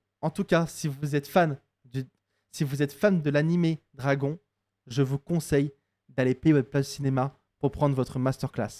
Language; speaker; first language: French; native; French